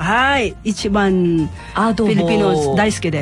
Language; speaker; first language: Japanese; non-native, learner; Filipino